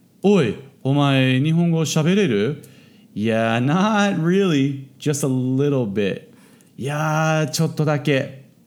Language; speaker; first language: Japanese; non-native, fluent; English